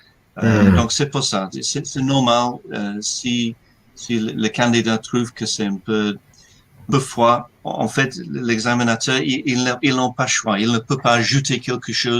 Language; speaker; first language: French; non-native, fluent; English